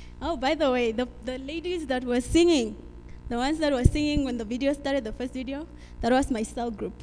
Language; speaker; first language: English; non-native, local second language; Afrikaans